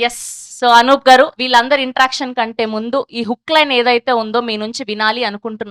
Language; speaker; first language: Telugu; native; Telugu